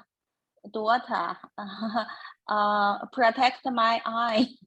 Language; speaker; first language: English; non-native, learner; Chinese